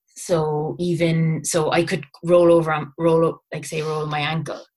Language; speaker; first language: English; native; English